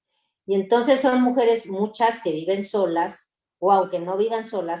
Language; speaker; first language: Spanish; native; Spanish